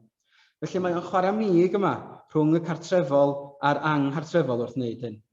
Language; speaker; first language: Welsh; native; Welsh